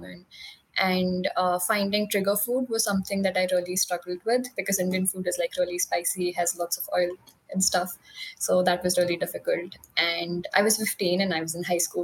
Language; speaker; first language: English; non-native, local second language; Hindi